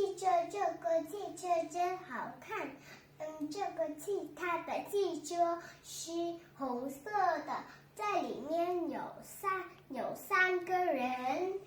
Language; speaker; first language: Chinese; non-native, learner; Vietnamese